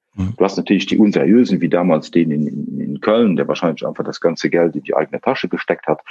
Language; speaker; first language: German; non-native, local second language; Luxembourgish